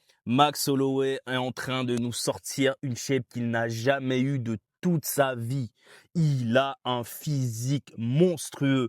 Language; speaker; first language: French; native; French